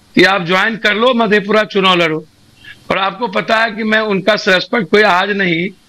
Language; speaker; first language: Hindi; native; Hindi